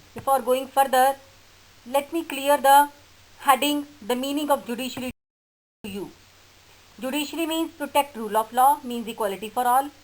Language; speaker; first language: English; non-native, local second language; Hindi